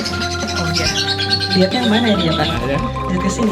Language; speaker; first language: Indonesian; native; Indonesian